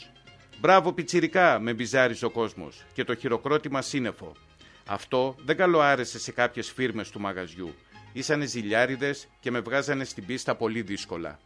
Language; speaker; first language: Greek; native; Greek